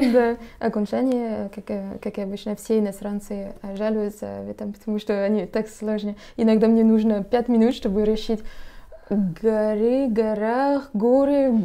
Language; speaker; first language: Russian; non-native, fluent; French